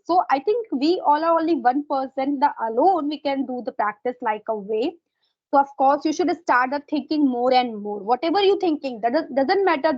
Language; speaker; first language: English; non-native, fluent; Hindi